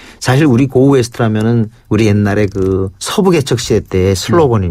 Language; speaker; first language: Korean; native; Korean